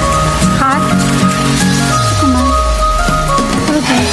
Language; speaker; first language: Korean; non-native, learner; Filipino